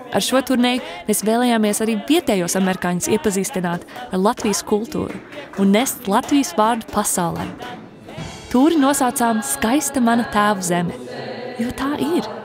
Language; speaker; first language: Latvian; early bilingual, heritage; Latvian